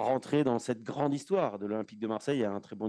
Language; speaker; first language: French; native; French